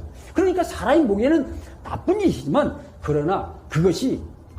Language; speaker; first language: Korean; native; Korean